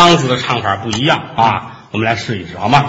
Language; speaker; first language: Chinese; native; Chinese